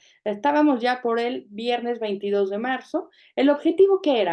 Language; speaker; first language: Spanish; native; Spanish